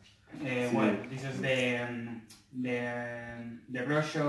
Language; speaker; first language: English; non-native, learner; Spanish